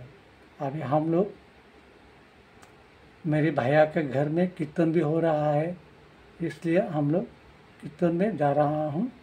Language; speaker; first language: Hindi; non-native, local second language; Bangla